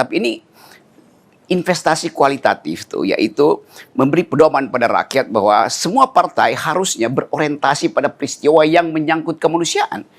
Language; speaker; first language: Indonesian; native; Indonesian